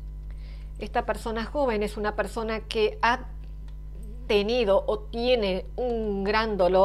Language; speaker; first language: Spanish; native; Spanish